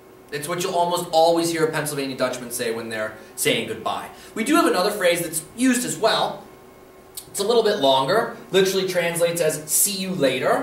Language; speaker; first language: English; native; English